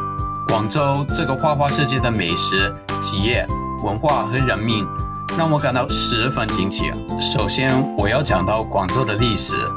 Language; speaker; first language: Chinese; non-native, fluent; English